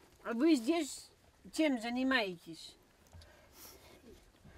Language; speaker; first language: Russian; non-native, fluent; Dutch